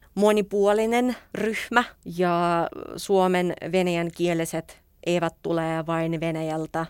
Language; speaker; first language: Finnish; non-native, fluent; Russian